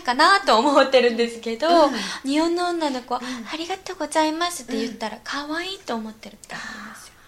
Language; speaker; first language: Japanese; non-native, fluent; Korean